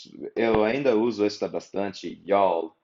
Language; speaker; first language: Portuguese; non-native, fluent; English